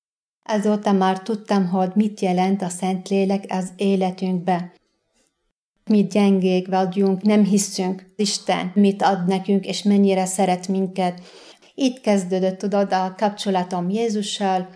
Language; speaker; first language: Hungarian; non-native, fluent; Arabic